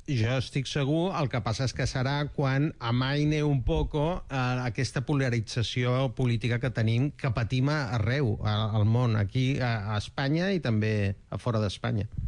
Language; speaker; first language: Catalan; non-native, local second language; Spanish